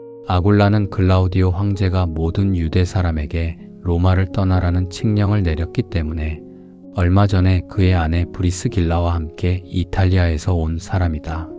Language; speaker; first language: Korean; native; Korean